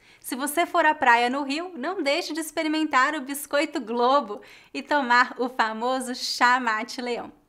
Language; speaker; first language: Portuguese; native; Portuguese